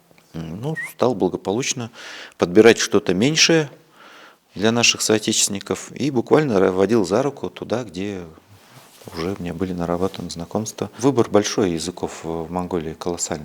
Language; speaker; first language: Russian; native; Russian